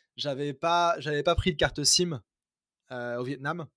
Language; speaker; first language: French; native; French